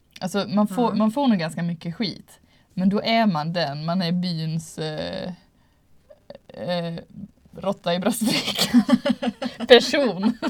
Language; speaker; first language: Swedish; native; Swedish